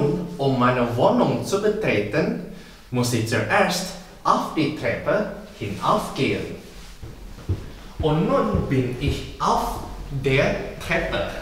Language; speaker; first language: German; non-native, fluent; Indonesian